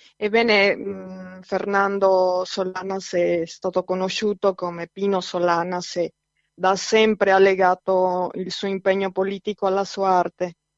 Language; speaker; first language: Italian; non-native, fluent; Spanish